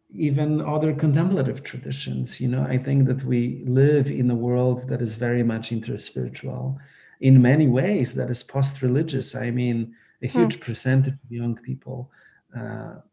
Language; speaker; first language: English; non-native, fluent; Polish